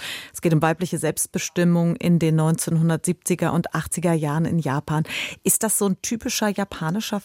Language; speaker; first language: German; native; German